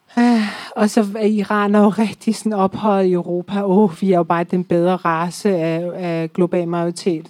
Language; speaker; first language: Danish; early bilingual, other home language; Persian